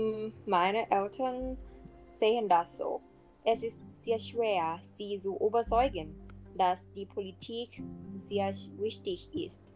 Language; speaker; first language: German; non-native, learner; Thai